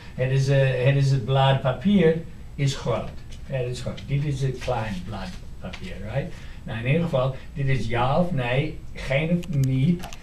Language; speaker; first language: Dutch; non-native, fluent; English